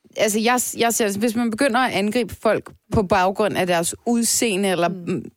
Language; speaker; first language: Danish; early bilingual, other home language; Turkish